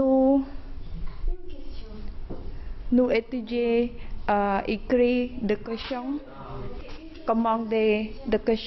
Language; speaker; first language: French; non-native, learner; Khmer